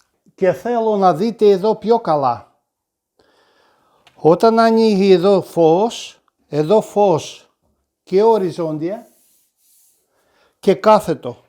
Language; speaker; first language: Greek; non-native, fluent; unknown